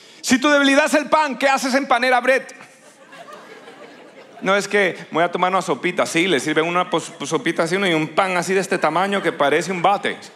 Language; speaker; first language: Spanish; native; Spanish